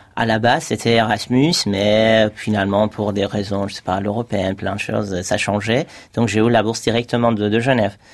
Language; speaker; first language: French; non-native, fluent; Persian